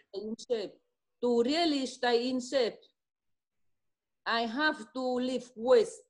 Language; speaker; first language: English; non-native, learner; Vietnamese